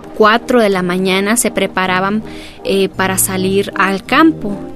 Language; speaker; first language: Spanish; non-native, local second language; Mixtepec Mixtec